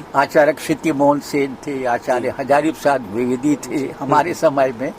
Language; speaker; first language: Hindi; non-native, local second language; Gujarati